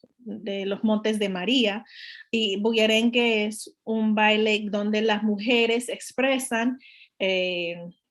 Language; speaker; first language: Spanish; non-native, learner; English